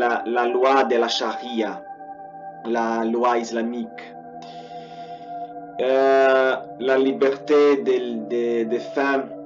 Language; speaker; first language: French; non-native, learner; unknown